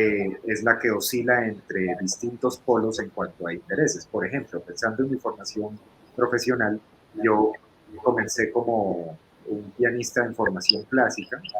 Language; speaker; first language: Spanish; native; Spanish